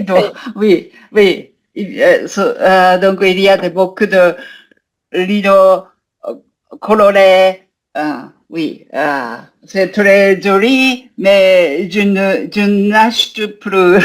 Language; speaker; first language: French; non-native, learner; Japanese